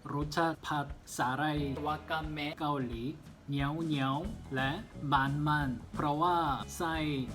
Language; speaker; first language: Thai; non-native, learner; Korean